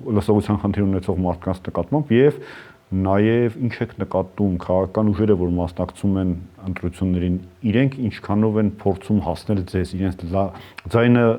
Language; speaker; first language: Armenian; native; Armenian